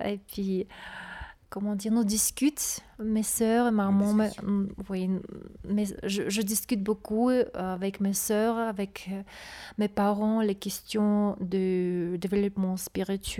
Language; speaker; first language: French; non-native, learner; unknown